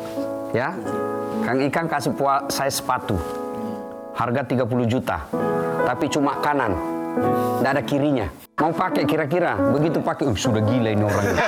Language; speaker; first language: Indonesian; native; Indonesian